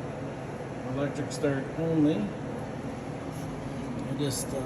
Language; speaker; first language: English; native; English